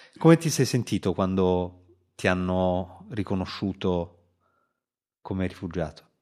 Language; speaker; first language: Italian; native; Italian